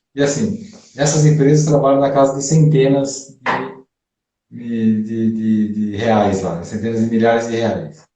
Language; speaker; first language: Portuguese; native; Portuguese